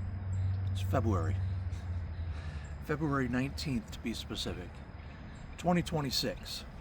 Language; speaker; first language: English; native; English